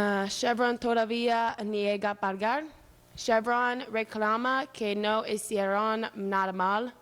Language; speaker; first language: Spanish; non-native, learner; English